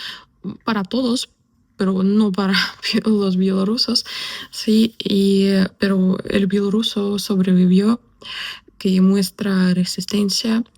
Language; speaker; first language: Spanish; non-native, fluent; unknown